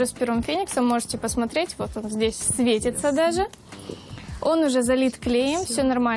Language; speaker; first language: Russian; native; Russian